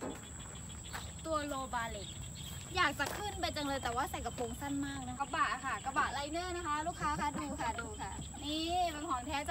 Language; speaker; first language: Thai; native; Thai